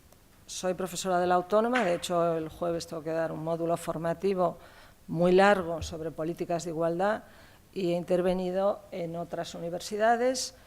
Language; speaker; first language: Spanish; native; Spanish